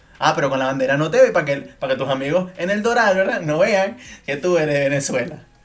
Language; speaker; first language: Spanish; native; Spanish